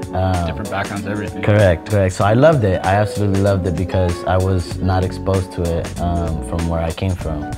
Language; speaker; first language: English; early bilingual, other home language; Spanish